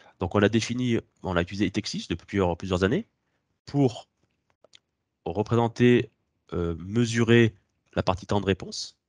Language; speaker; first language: French; native; French